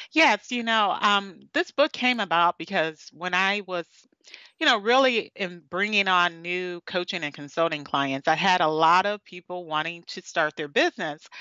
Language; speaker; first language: English; native; English